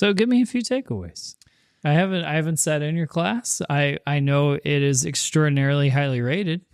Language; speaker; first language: English; native; English